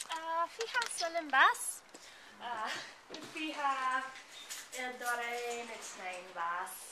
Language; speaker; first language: Arabic; non-native, learner; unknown